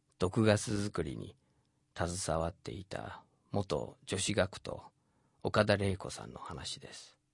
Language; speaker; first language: Japanese; non-native, fluent; English